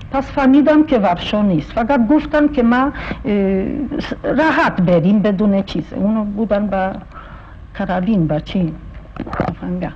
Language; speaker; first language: Persian; non-native, fluent; Polish